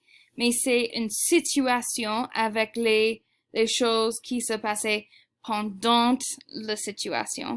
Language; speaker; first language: French; non-native, fluent; English